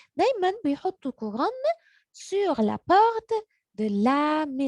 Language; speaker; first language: French; non-native, learner; Arabic